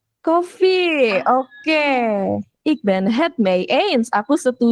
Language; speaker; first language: Dutch; non-native, fluent; Indonesian